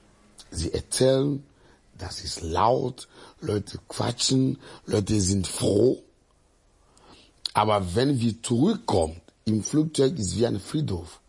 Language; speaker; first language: German; non-native, fluent; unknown